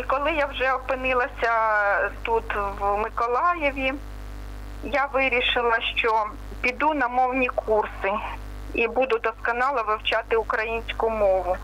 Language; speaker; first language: Ukrainian; non-native, local second language; Russian